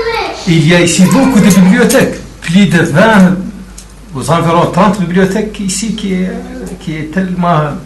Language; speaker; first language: French; non-native, local second language; Arabic